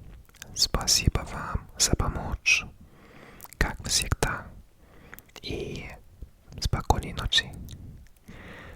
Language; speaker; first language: Russian; non-native, learner; English